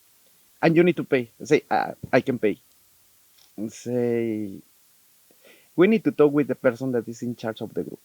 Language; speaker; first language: English; non-native, learner; Spanish